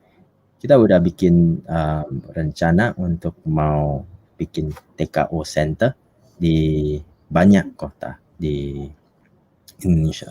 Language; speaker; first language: Indonesian; non-native, fluent; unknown